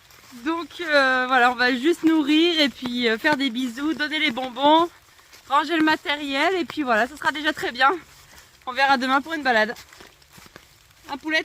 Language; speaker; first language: French; native; French